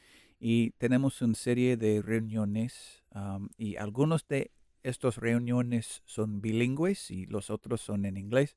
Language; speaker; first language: Spanish; non-native, learner; English